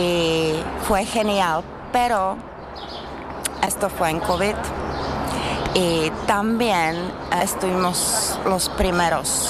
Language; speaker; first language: Spanish; non-native, learner; Czech